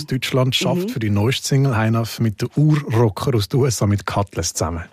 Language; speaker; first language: German; native; German